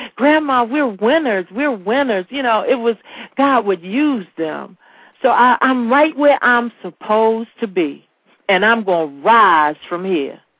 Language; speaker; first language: English; native; English